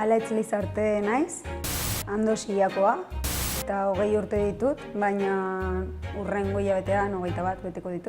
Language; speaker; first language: Basque; non-native, local second language; Spanish